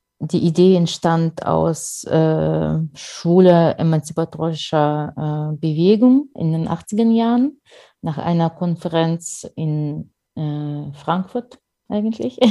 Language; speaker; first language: German; non-native, fluent; Russian